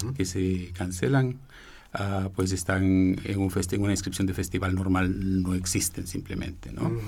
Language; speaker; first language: Spanish; native; Spanish